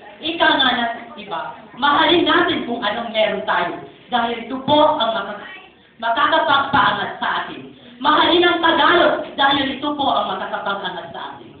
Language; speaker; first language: Filipino; non-native, local second language; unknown